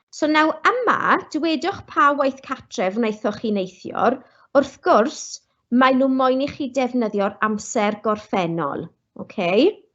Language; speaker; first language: Welsh; non-native, local second language; English